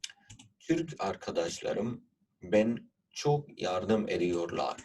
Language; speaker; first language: Turkish; non-native, fluent; Urdu